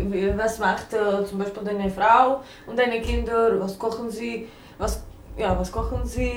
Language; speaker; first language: German; non-native, learner; Slovak